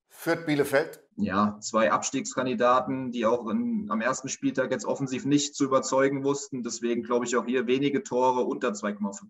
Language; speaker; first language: German; native; German